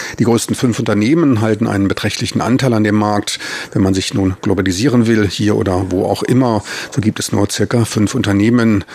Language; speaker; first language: German; native; German